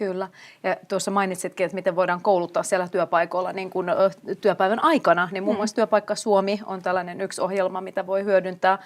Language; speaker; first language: Finnish; native; Finnish